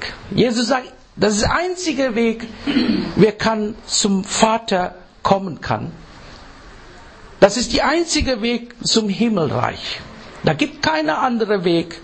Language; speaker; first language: German; non-native, learner; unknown